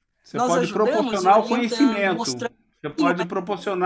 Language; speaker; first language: Portuguese; native; Portuguese